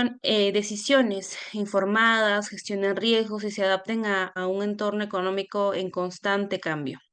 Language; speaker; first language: Spanish; native; Spanish